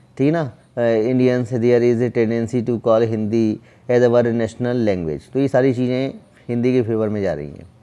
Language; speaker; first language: Hindi; native; Hindi